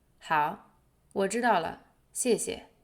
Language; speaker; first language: Chinese; non-native, fluent; Polish